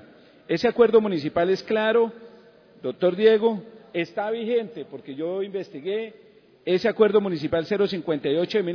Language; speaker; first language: Spanish; native; Spanish